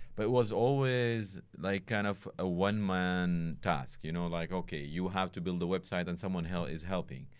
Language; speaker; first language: English; non-native, fluent; Arabic